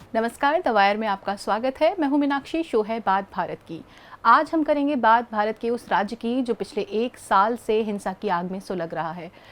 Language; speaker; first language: Hindi; native; Hindi